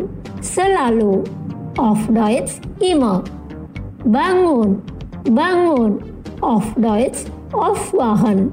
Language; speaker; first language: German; non-native, fluent; Indonesian